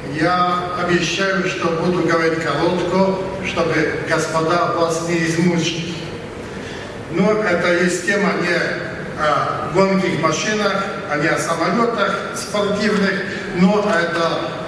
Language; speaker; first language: Russian; non-native, learner; Polish